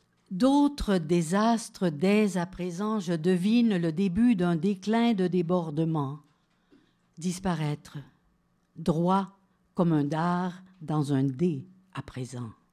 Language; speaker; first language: French; native; French